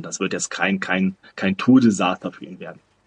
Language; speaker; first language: German; native; German